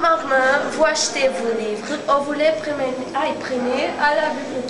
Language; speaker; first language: French; non-native, learner; Portuguese